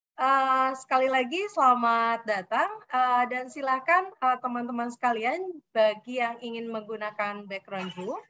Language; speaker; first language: Indonesian; native; Indonesian